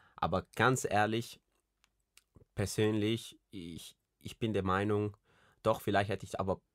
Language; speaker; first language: German; early bilingual, other home language; Spanish